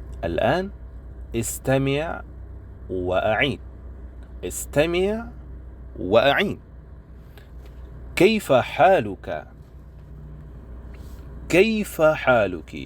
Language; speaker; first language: Arabic; non-native, fluent; Indonesian